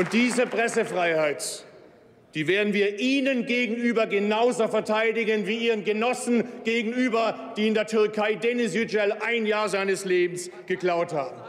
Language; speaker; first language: German; native; German